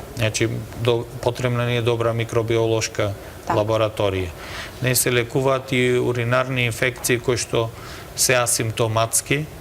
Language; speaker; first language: Macedonian; native; Macedonian